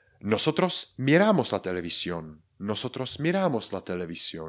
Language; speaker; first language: Spanish; non-native, fluent; Czech